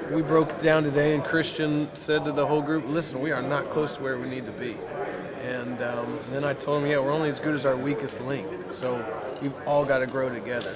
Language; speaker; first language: English; native; English